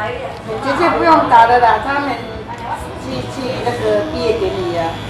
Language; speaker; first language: Chinese; native; Chinese